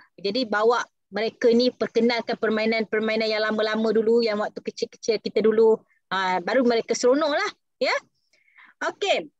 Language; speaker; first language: Malay; native; Malay